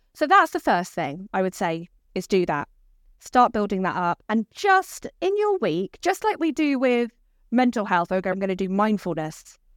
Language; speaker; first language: English; native; English